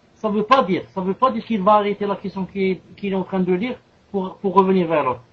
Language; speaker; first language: French; non-native, local second language; Arabic